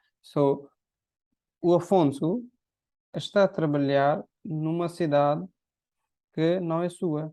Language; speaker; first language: Portuguese; non-native, fluent; Hindi